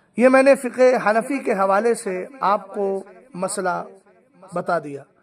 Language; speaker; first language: Urdu; native; Urdu